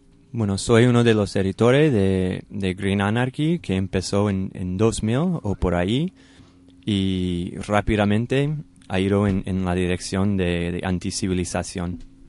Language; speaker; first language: Spanish; native; Spanish